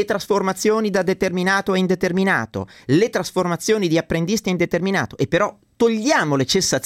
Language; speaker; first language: Italian; native; Italian